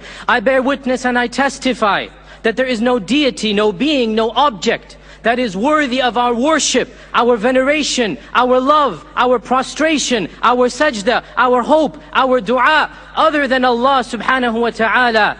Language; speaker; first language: English; early bilingual, other home language; Urdu